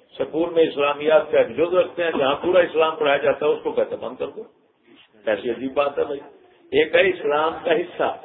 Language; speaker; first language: Urdu; non-native, local second language; Punjabi